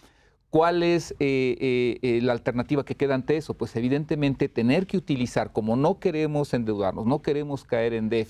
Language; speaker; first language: Spanish; native; Spanish